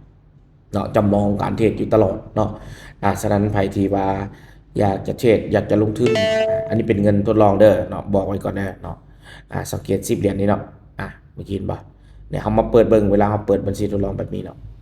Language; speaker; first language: Thai; non-native, local second language; Northeastern Thai